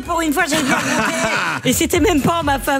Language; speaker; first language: French; native; French